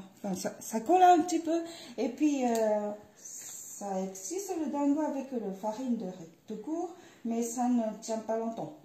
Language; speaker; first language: French; non-native, fluent; Japanese